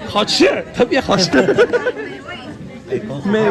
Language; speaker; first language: Chinese; non-native, learner; Urdu